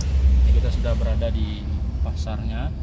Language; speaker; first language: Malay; non-native, local second language; Minangkabau